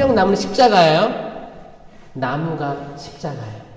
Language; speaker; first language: Korean; native; Korean